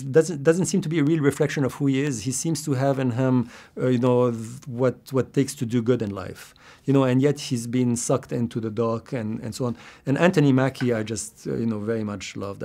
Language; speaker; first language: English; non-native, fluent; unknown